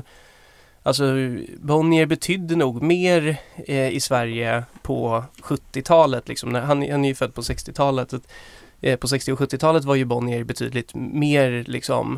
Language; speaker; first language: Swedish; native; Swedish